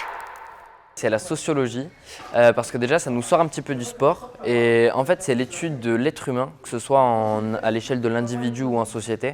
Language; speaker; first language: French; native; French